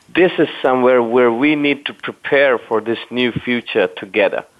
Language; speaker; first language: English; non-native, fluent; German